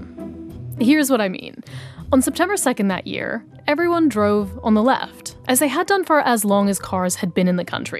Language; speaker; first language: English; native; English